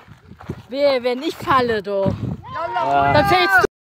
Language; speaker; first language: German; native; German